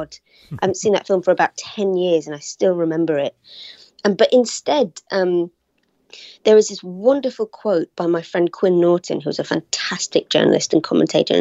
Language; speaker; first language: English; native; English